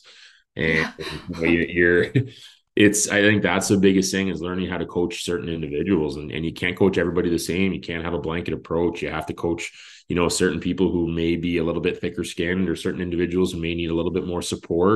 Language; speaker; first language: English; native; English